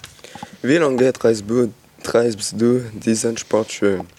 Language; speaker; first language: German; non-native, learner; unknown